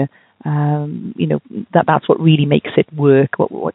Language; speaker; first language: English; native; English